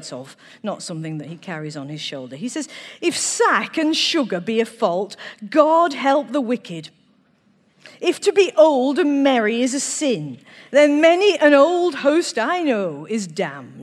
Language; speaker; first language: English; native; English